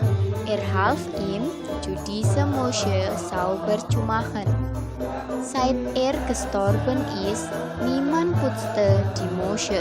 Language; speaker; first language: German; non-native, learner; Indonesian